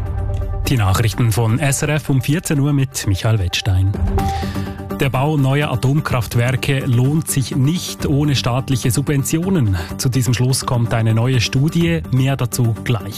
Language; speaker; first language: German; native; German